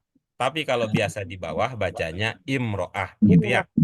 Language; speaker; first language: Indonesian; native; Indonesian